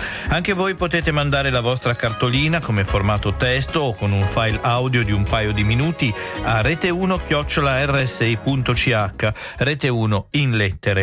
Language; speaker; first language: Italian; native; Italian